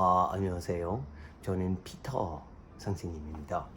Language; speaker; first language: Korean; non-native, learner; English